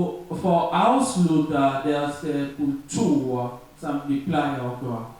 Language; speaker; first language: Danish; non-native, learner; French